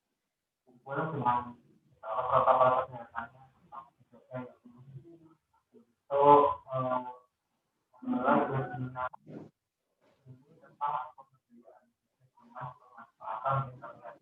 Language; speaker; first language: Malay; non-native, local second language; Javanese